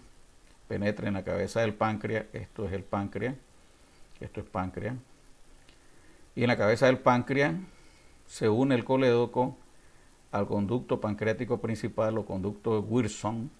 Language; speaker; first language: Spanish; native; Spanish